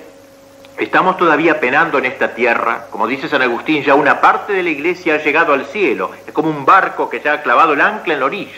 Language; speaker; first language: Spanish; native; Spanish